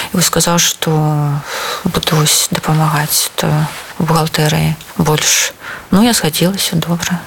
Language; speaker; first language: Belarusian; non-native, local second language; Russian